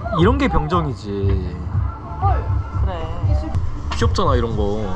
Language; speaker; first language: Korean; native; Korean